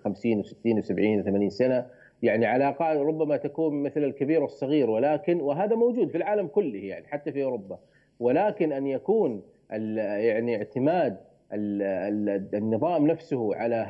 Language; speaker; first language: Arabic; native; Arabic